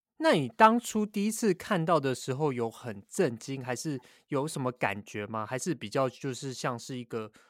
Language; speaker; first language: Chinese; native; Chinese